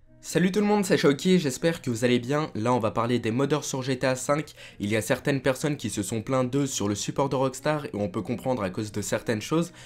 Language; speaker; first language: French; native; French